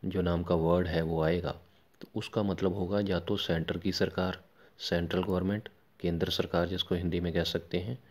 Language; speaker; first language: Hindi; non-native, local second language; Punjabi